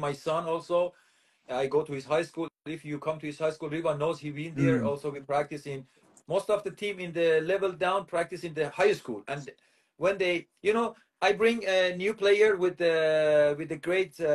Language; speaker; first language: English; non-native, fluent; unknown